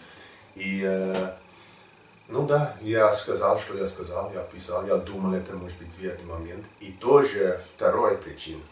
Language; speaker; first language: Russian; non-native, learner; English